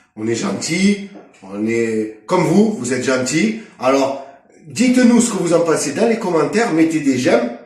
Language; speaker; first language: French; non-native, local second language; Arabic